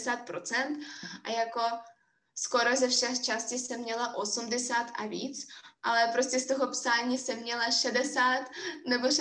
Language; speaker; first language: Czech; non-native, fluent; Russian